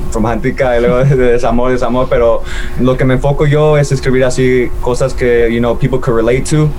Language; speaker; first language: Spanish; early bilingual, heritage; Spanish